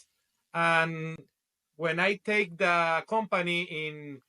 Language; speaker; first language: English; non-native, learner; Spanish